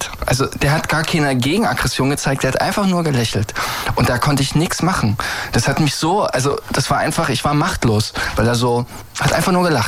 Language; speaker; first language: German; native; German